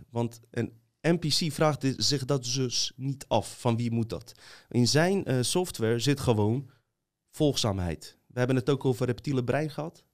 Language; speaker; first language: Dutch; native; Dutch